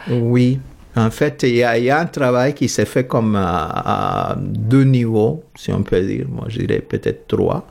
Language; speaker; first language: French; non-native, fluent; Spanish